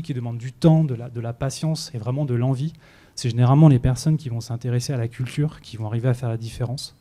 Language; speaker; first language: French; native; French